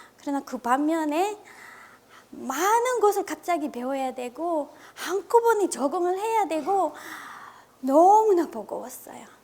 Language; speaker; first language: Korean; non-native, fluent; Filipino